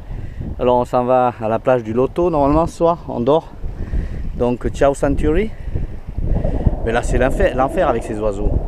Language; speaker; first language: French; native; French